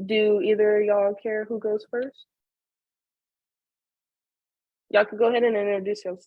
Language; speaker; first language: English; native; English